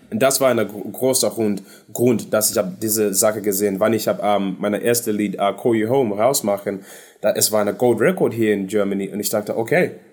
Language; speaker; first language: German; non-native, learner; English